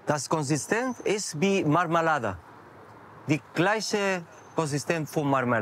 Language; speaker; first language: German; non-native, learner; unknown